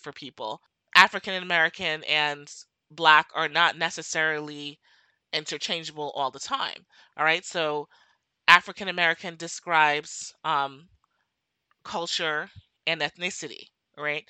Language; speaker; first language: English; native; English